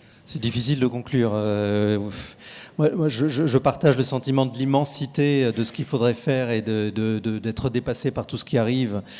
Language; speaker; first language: French; native; French